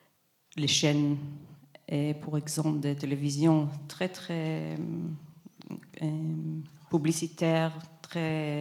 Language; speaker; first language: French; non-native, fluent; Hebrew